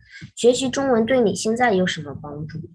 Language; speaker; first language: Chinese; early bilingual, heritage; English